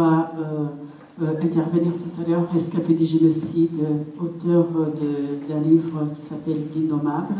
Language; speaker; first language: French; non-native, local second language; Kinyarwanda